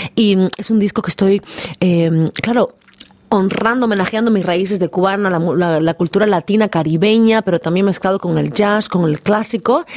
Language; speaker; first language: Spanish; native; Spanish